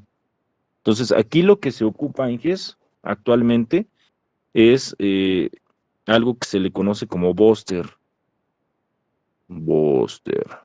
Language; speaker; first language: Spanish; native; Spanish